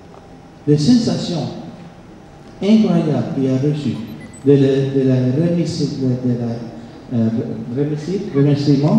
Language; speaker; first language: French; non-native, fluent; Spanish